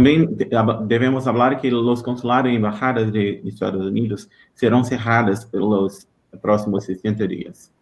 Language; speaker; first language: Spanish; non-native, learner; Portuguese